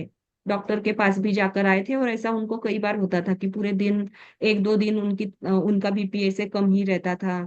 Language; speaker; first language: Hindi; native; Hindi